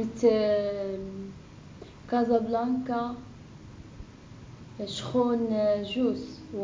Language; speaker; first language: Dutch; non-native, learner; Arabic